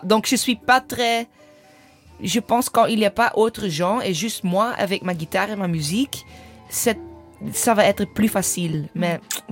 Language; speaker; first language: French; non-native, learner; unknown